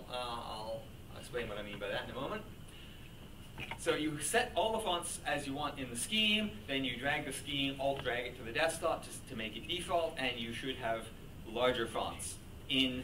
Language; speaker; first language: English; native; English